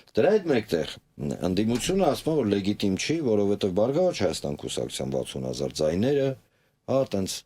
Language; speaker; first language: Armenian; native; Armenian